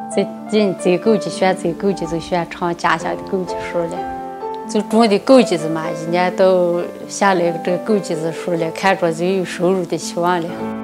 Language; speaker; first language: Chinese; native; Chinese